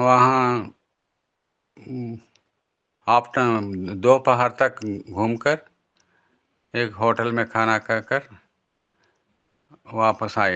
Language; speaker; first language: Hindi; non-native, local second language; Telugu